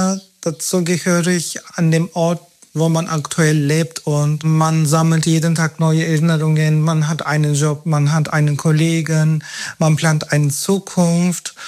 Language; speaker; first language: German; non-native, fluent; Turkish